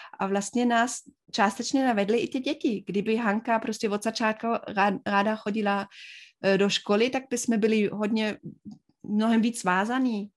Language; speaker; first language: Czech; non-native, fluent; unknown